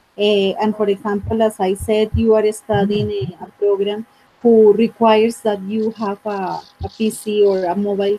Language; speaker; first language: English; non-native, fluent; Spanish